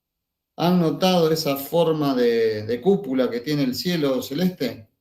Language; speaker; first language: Spanish; native; Spanish